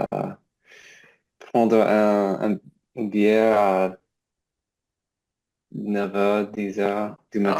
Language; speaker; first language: French; non-native, learner; English